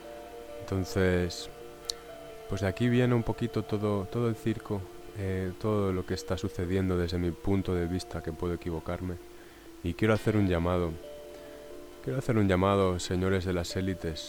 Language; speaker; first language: Spanish; native; Spanish